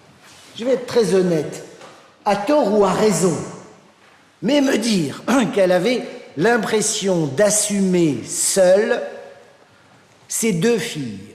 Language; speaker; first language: French; native; French